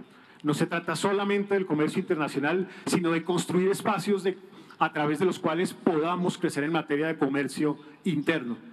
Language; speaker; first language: Spanish; native; Spanish